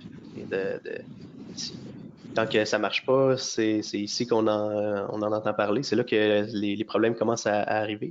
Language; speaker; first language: French; native; French